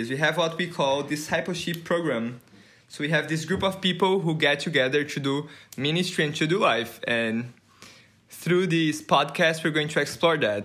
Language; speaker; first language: English; non-native, fluent; Portuguese